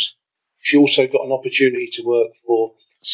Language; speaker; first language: English; native; English